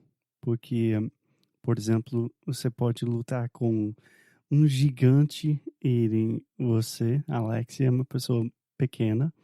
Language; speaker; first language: Portuguese; non-native, fluent; English